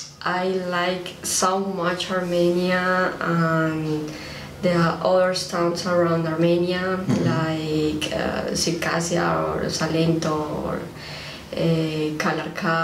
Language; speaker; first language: English; non-native, learner; Spanish